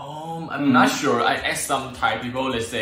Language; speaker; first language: English; non-native, learner; Chinese